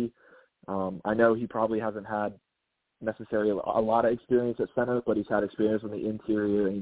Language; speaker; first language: English; native; English